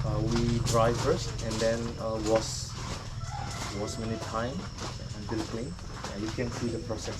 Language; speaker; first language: English; non-native, local second language; Indonesian